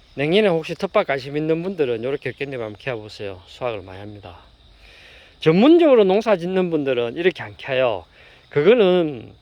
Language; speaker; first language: Korean; native; Korean